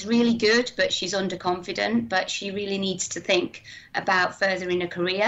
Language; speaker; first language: English; native; English